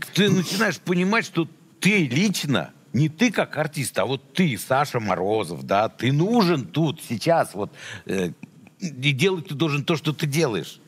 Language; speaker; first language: Russian; native; Russian